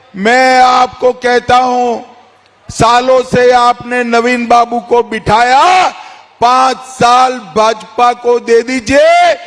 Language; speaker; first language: Hindi; non-native, local second language; Gujarati